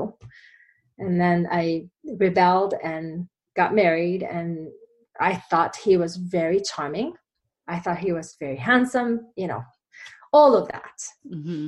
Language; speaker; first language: English; non-native, fluent; Japanese